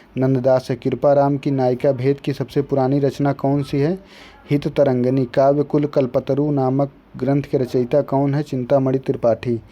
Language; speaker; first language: Hindi; native; Hindi